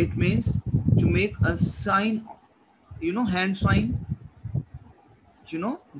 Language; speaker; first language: English; non-native, local second language; Hindi